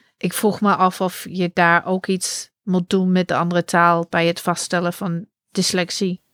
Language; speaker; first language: Dutch; non-native, fluent; English